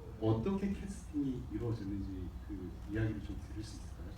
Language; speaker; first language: Korean; native; Korean